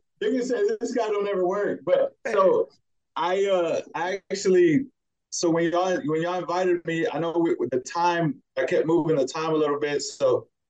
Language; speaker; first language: English; early bilingual, other home language; Spanish